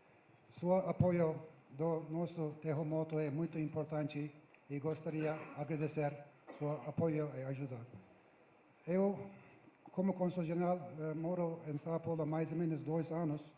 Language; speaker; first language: Portuguese; non-native, learner; Turkish